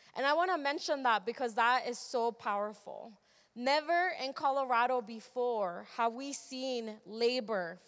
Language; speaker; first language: English; early bilingual, other home language; Spanish